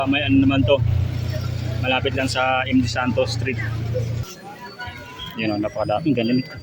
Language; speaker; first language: Filipino; native; Filipino